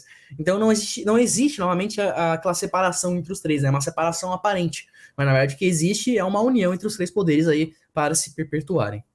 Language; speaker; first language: Portuguese; native; Portuguese